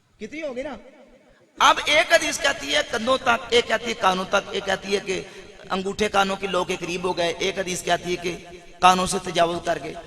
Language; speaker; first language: Urdu; non-native, local second language; Punjabi